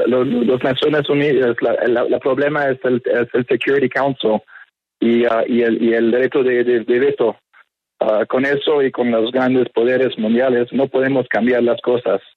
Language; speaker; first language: Spanish; non-native, fluent; French